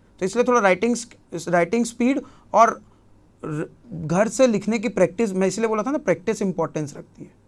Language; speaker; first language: Hindi; native; Hindi